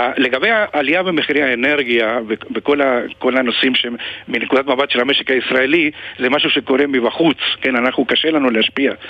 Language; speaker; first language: Hebrew; non-native, fluent; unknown